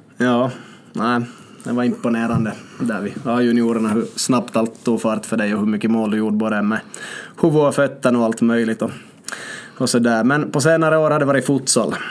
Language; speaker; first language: Swedish; native; Swedish